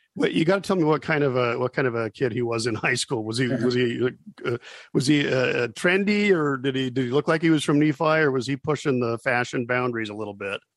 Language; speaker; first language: English; native; English